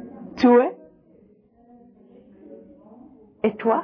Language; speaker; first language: French; non-native, learner; English